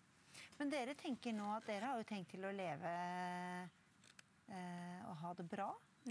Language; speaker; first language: Norwegian; native; Norwegian